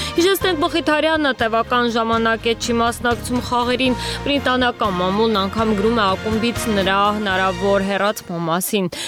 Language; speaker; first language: Armenian; native; Armenian